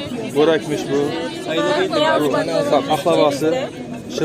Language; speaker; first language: Turkish; non-native, learner; Uzbek